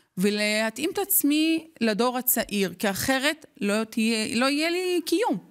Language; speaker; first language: Hebrew; non-native, local second language; Arabic